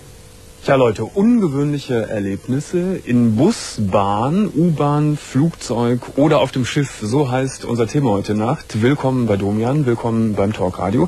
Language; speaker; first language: German; native; German